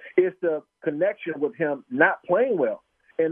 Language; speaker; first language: English; native; English